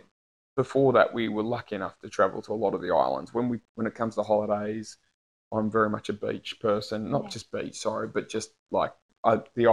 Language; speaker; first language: English; native; English